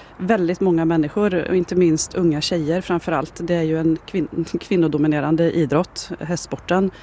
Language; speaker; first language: Swedish; native; Swedish